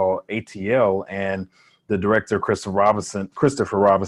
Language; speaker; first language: English; native; English